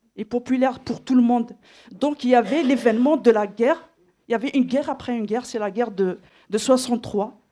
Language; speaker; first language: French; non-native, local second language; Kabyle